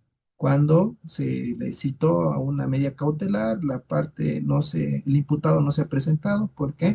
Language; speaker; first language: Spanish; native; Spanish